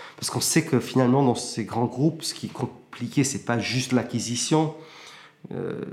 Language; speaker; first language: French; early bilingual, heritage; French